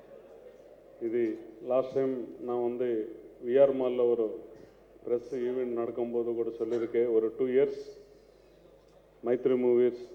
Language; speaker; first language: Tamil; non-native, learner; Telugu